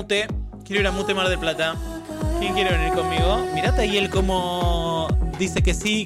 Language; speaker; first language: Spanish; native; Spanish